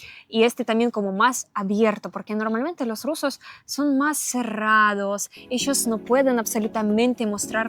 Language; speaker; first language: Spanish; non-native, learner; Russian